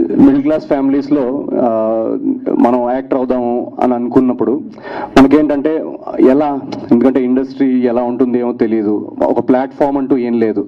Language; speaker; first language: Telugu; native; Telugu